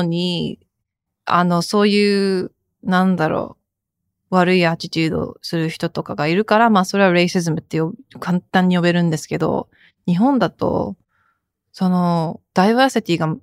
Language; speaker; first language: Japanese; early bilingual, heritage; Japanese